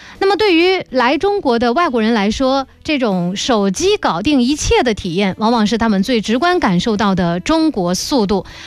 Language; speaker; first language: Chinese; native; Chinese